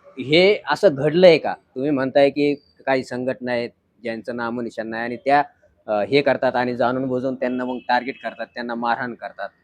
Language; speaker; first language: Marathi; native; Marathi